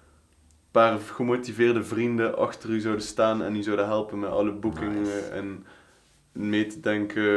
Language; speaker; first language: Dutch; native; Dutch